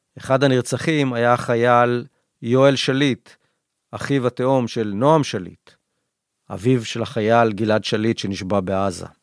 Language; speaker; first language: Hebrew; native; Hebrew